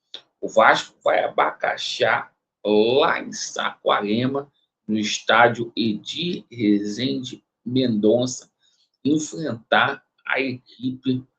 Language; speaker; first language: Portuguese; native; Portuguese